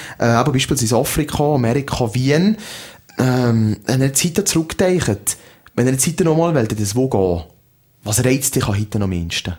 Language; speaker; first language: German; native; German